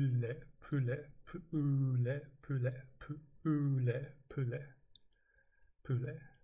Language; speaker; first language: French; non-native, learner; English